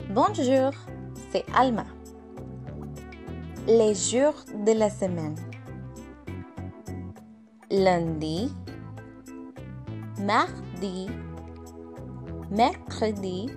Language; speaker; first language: French; non-native, learner; Spanish